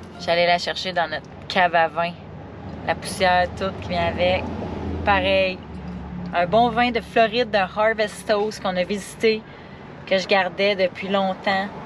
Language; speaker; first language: French; native; French